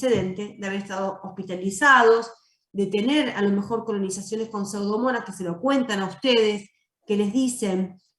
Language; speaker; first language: Spanish; native; Spanish